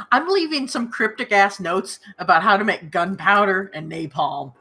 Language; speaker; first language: English; native; English